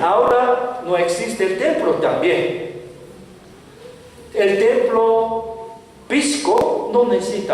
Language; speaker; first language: Spanish; non-native, learner; Korean